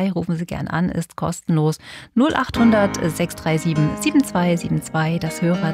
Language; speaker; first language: German; native; German